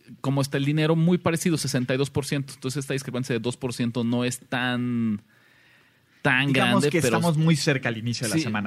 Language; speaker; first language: Spanish; native; Spanish